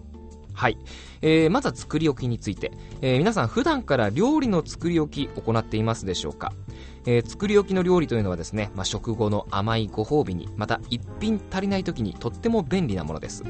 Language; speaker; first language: Japanese; native; Japanese